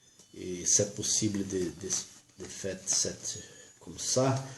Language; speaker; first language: French; non-native, learner; Portuguese